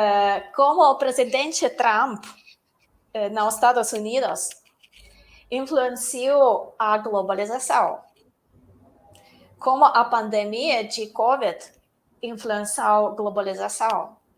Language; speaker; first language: Portuguese; non-native, learner; Russian